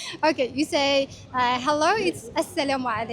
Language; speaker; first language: English; non-native, fluent; Arabic